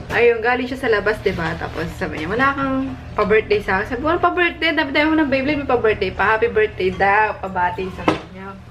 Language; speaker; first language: Filipino; non-native, local second language; Bikol